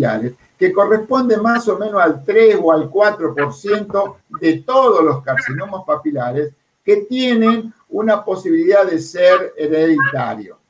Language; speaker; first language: Spanish; native; Spanish